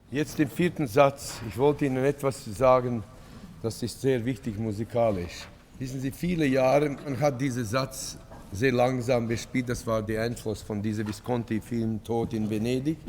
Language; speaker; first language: German; non-native, fluent; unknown